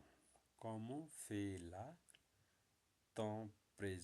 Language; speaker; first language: French; non-native, learner; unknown